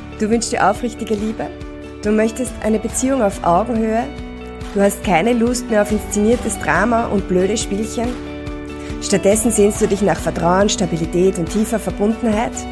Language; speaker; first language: German; native; German